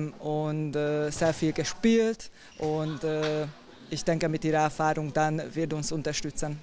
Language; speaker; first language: German; non-native, fluent; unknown